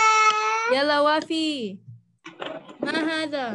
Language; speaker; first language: Arabic; non-native, fluent; Malay